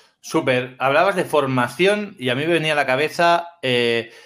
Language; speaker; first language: Spanish; native; Spanish